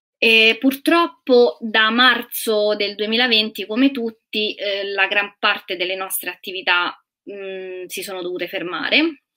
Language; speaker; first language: Italian; native; Italian